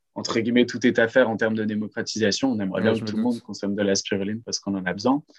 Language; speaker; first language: French; native; French